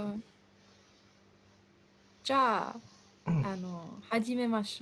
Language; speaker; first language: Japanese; non-native, learner; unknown